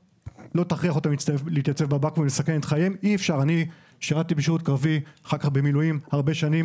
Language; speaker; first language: Hebrew; native; Hebrew